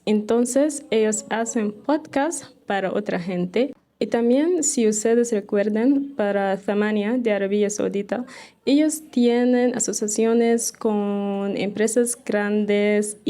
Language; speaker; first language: Spanish; non-native, fluent; Arabic